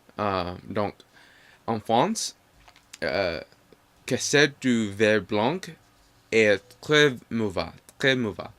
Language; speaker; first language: French; non-native, learner; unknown